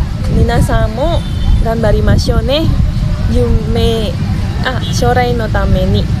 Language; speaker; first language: Japanese; non-native, learner; Indonesian